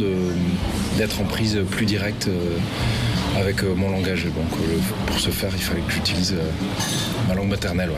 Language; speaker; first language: French; native; French